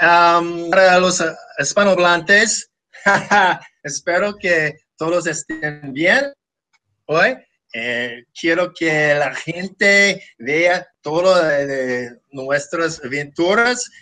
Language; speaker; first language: Spanish; non-native, fluent; French